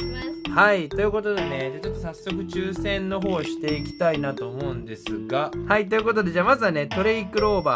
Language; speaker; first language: Japanese; native; Japanese